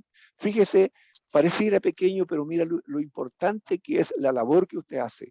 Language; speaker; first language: Spanish; native; Spanish